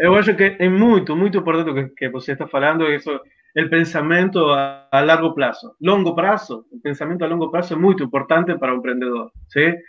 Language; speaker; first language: Portuguese; non-native, learner; Spanish